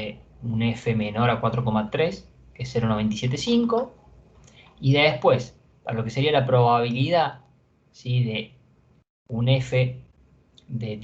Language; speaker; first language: Spanish; native; Spanish